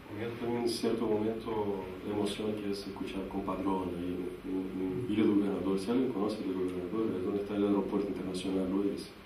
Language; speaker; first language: Spanish; non-native, fluent; Portuguese